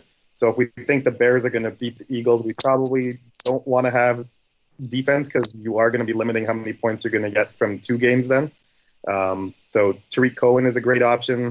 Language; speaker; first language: English; native; English